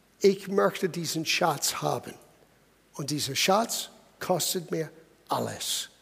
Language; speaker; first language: German; non-native, fluent; English